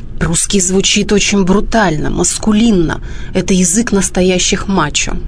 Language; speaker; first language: Russian; native; Russian